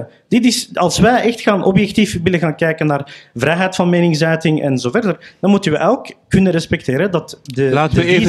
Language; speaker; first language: Dutch; early bilingual, other home language; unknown